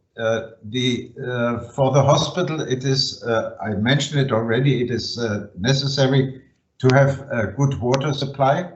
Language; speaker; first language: English; non-native, fluent; German